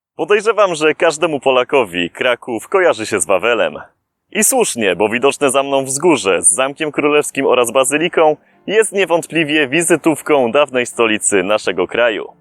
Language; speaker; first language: Polish; native; Polish